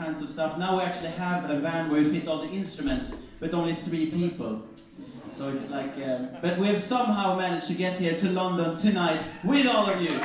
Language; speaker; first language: English; non-native, fluent; Mandingo